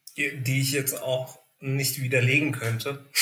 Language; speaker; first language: German; native; German